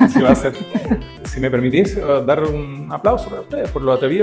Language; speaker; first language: Spanish; native; Spanish